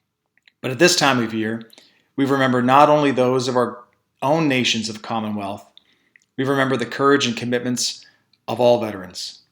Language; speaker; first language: English; native; English